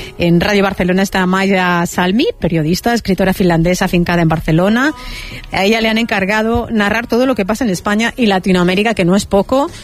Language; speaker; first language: Spanish; native; Spanish